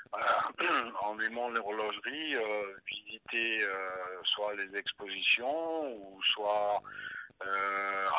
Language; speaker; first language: French; native; French